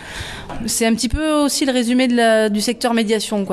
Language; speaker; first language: French; native; French